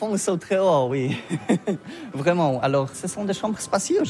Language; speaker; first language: French; non-native, learner; Polish